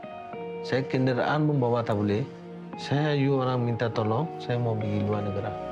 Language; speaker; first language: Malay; non-native, learner; Rohingya